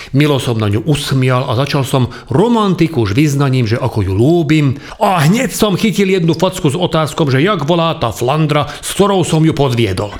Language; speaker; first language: Slovak; non-native, local second language; Hungarian